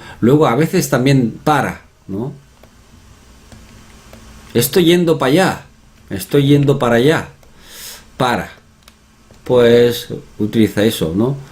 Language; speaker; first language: Spanish; non-native, fluent; Korean